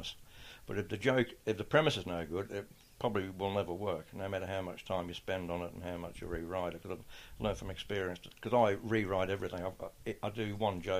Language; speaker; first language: English; native; English